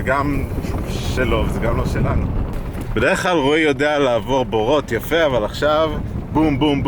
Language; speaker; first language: Hebrew; native; Hebrew